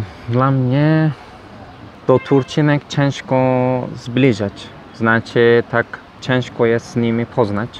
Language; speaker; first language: Polish; non-native, learner; Turkish